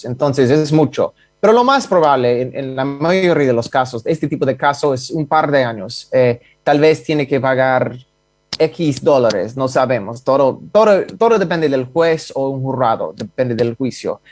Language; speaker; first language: Spanish; non-native, fluent; English